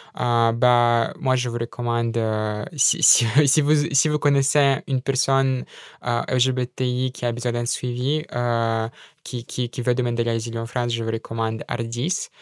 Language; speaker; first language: French; non-native, fluent; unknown